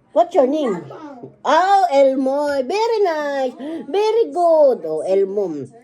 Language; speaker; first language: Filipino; non-native, local second language; Waray